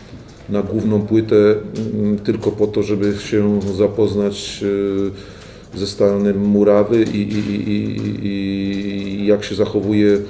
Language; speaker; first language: Polish; native; Polish